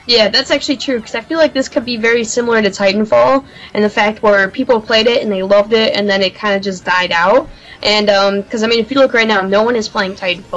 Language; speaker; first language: English; native; English